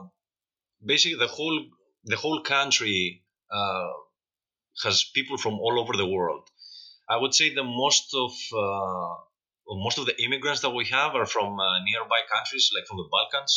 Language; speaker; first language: English; non-native, fluent; Greek